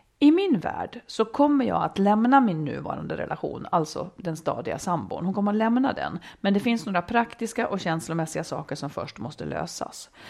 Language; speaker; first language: Swedish; native; Swedish